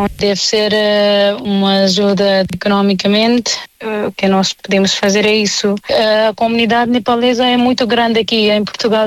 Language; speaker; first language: Portuguese; non-native, fluent; Nepali